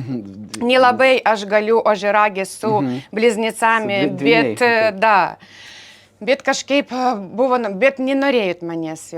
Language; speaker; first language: Lithuanian; non-native, learner; Ukrainian